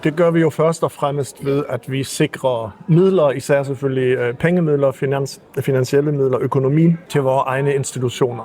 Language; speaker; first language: Danish; early bilingual, heritage; Danish